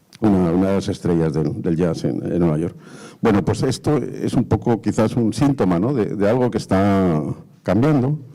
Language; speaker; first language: Spanish; native; Spanish